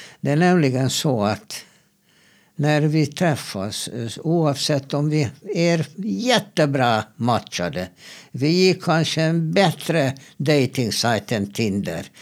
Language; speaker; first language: Swedish; non-native, fluent; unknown